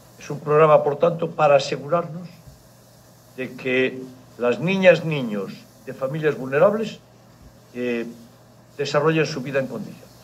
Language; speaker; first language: Spanish; native; Spanish